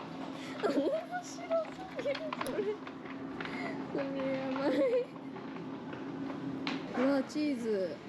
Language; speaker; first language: Japanese; native; Japanese